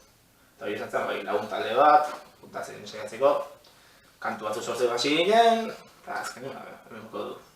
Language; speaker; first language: Basque; native; Basque